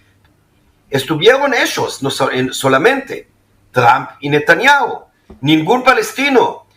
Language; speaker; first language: Spanish; non-native, fluent; Hebrew